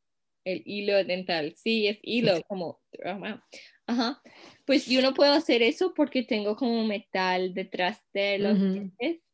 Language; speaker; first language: Spanish; non-native, fluent; English